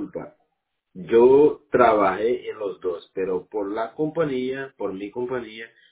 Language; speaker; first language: Spanish; non-native, learner; Portuguese